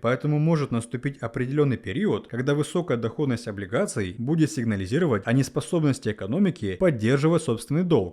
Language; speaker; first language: Russian; native; Russian